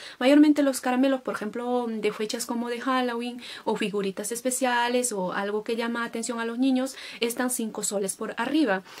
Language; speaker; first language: Spanish; native; Spanish